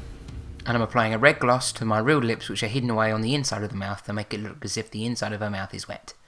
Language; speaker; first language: English; native; English